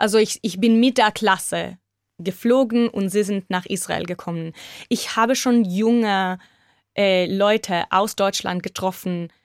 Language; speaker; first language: German; non-native, fluent; Hebrew